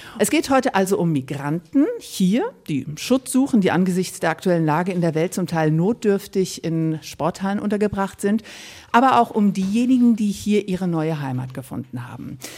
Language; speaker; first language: German; native; German